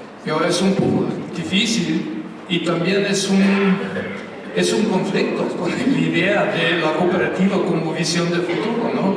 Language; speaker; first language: Spanish; non-native, fluent; English